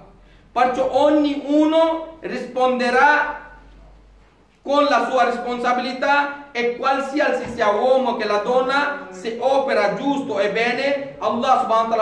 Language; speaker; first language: Italian; non-native, fluent; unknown